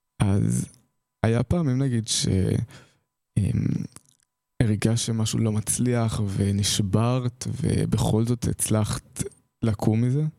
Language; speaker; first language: Hebrew; native; Hebrew